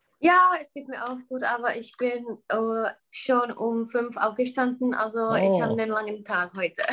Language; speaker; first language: German; non-native, fluent; Czech